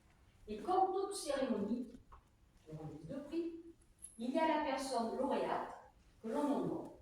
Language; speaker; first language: French; native; French